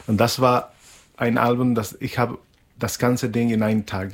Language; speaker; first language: German; non-native, fluent; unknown